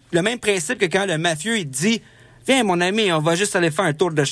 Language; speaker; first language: French; native; French